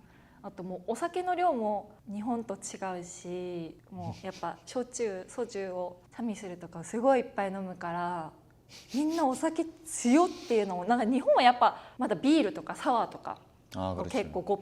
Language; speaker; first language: Japanese; native; Japanese